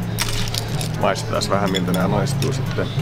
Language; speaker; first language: Finnish; native; Finnish